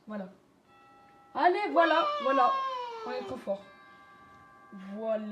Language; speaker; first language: French; native; French